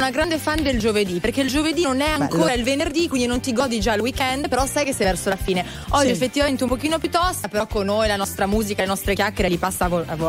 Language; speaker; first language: Italian; native; Italian